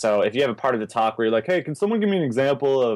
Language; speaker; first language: English; native; English